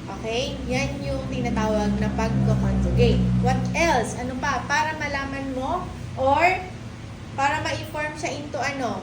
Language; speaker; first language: Filipino; native; Filipino